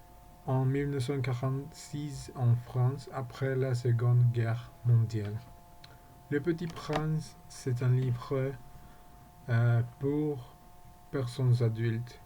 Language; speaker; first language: French; non-native, learner; Spanish